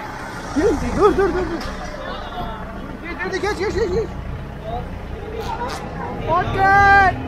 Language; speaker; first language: Turkish; native; Turkish